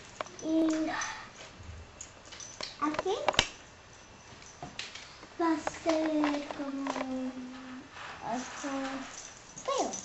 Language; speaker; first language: Spanish; early bilingual, heritage; English